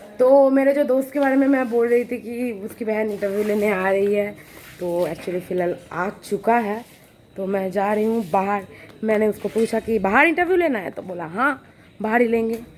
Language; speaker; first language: Hindi; non-native, local second language; Bangla